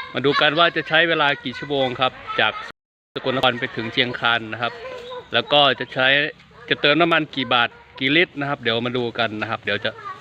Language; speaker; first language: Thai; native; Thai